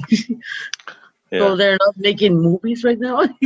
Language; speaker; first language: English; non-native, fluent; Cree